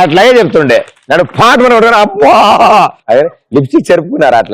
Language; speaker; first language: Telugu; native; Telugu